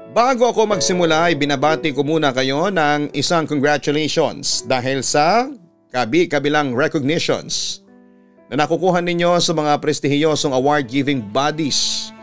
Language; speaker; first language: Filipino; native; Filipino